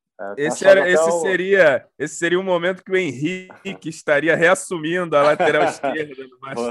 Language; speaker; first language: Portuguese; native; Portuguese